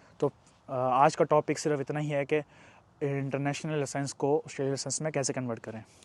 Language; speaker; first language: Urdu; non-native, local second language; Punjabi